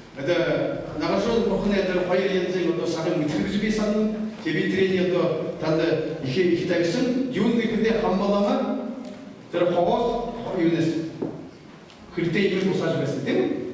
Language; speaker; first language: Mongolian; non-native, learner; Buriat